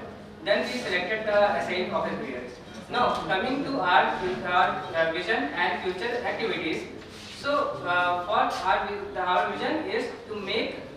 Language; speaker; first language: English; non-native, local second language; Hindi